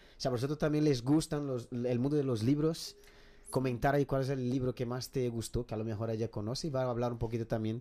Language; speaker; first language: Spanish; non-native, fluent; Portuguese